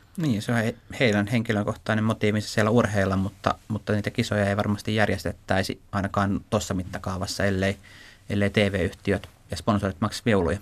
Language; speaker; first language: Finnish; native; Finnish